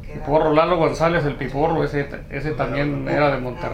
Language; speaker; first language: Spanish; native; Spanish